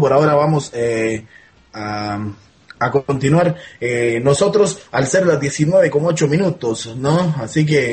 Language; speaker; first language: Spanish; native; Spanish